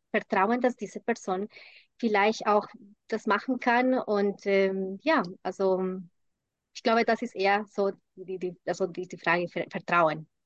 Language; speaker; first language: German; non-native, fluent; Spanish